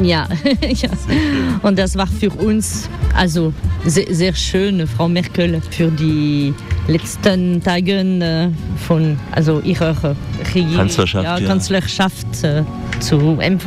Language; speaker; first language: German; non-native, learner; French